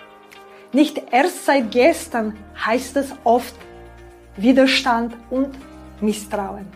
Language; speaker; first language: German; non-native, fluent; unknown